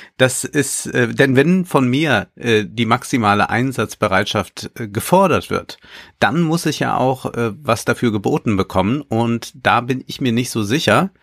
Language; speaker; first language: German; native; German